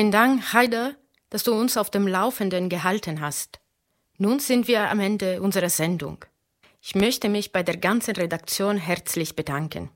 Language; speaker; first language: German; non-native, fluent; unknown